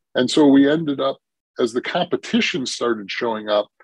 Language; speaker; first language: English; native; English